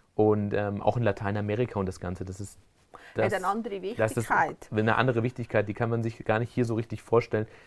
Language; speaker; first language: German; early bilingual, other home language; Spanish